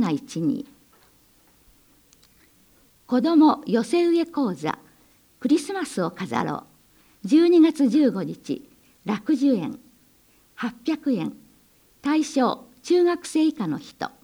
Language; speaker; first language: Japanese; native; Japanese